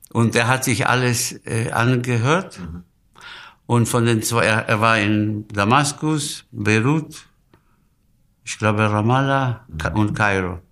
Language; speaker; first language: German; non-native, fluent; Spanish